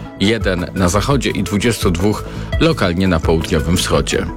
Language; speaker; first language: Polish; native; Polish